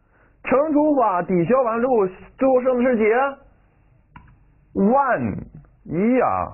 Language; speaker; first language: Chinese; native; Chinese